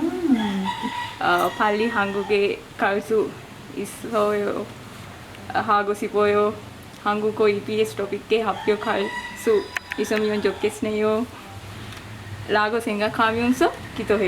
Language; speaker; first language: Korean; non-native, learner; Sinhala